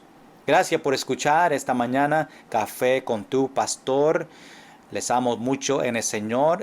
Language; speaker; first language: Spanish; non-native, fluent; English